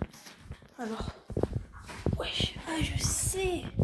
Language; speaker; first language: French; native; French